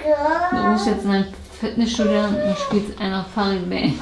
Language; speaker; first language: German; native; German